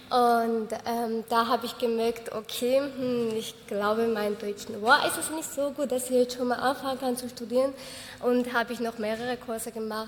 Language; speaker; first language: German; non-native, fluent; Georgian